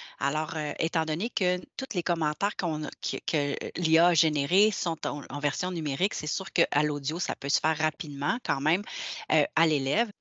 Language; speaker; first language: French; native; French